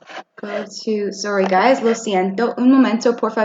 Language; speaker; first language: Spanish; non-native, fluent; English